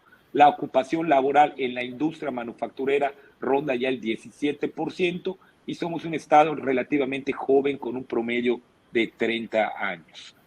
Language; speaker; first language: Spanish; native; Spanish